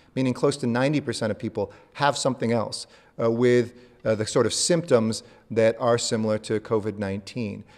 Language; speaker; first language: English; native; English